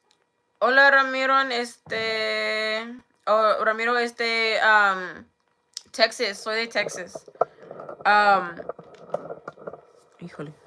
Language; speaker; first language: Spanish; non-native, learner; English